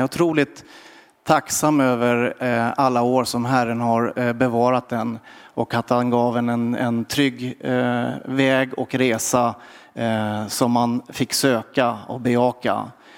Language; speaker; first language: Swedish; native; Swedish